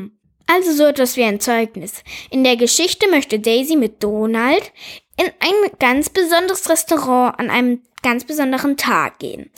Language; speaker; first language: German; native; German